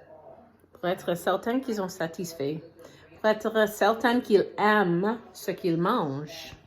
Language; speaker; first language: French; non-native, fluent; English